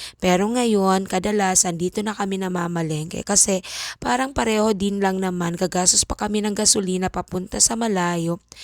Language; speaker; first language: Filipino; non-native, local second language; Bikol